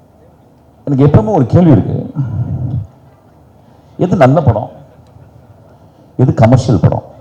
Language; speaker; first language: Tamil; native; Tamil